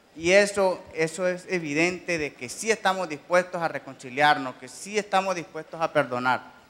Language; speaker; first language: Spanish; native; Spanish